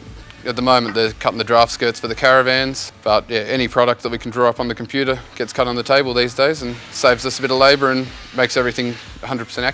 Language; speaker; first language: English; native; English